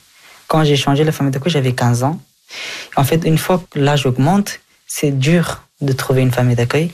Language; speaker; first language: French; early bilingual, other home language; Persian